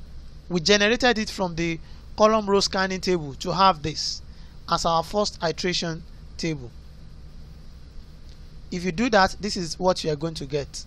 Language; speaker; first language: English; non-native, local second language; Yoruba